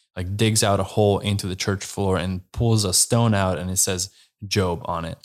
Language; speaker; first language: English; non-native, fluent; Slovenian